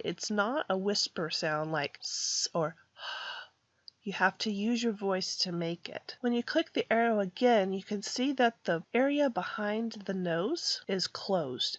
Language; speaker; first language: English; native; English